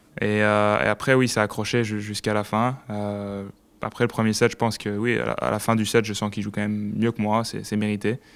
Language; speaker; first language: French; native; French